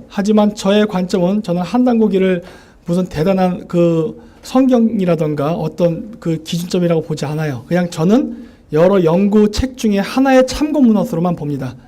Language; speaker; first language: Korean; native; Korean